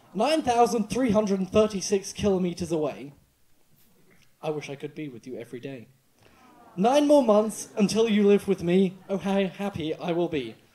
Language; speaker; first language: English; native; English